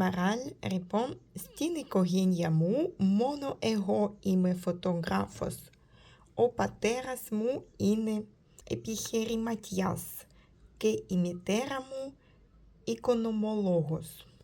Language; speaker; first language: Greek; non-native, learner; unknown